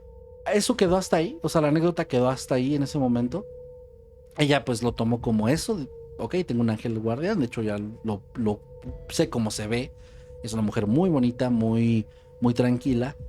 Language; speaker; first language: Spanish; native; Spanish